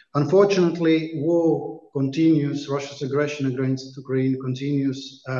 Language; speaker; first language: English; non-native, fluent; Latvian